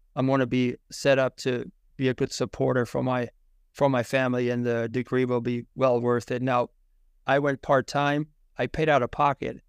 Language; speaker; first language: English; non-native, fluent; German